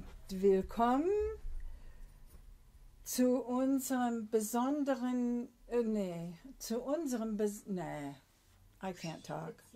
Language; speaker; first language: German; non-native, fluent; English